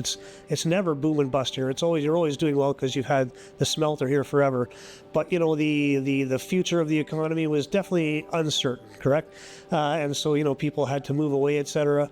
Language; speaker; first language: English; native; English